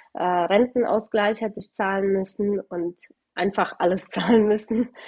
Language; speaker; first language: German; early bilingual, other home language; Russian